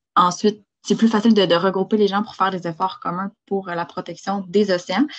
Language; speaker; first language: French; native; French